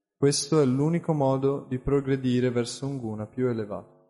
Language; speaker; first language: Italian; native; Italian